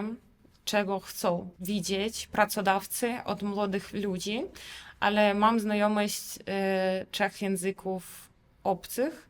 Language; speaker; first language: Polish; non-native, fluent; Russian